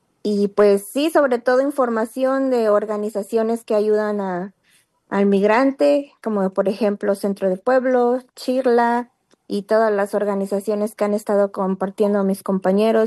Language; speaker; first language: Spanish; native; Spanish